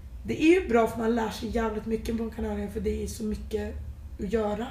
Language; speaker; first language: Swedish; native; Swedish